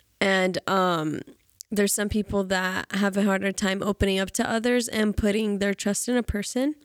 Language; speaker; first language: English; native; English